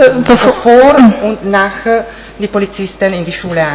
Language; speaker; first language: German; non-native, fluent; Italian